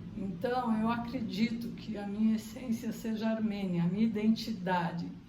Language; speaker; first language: Portuguese; early bilingual, other home language; Armenian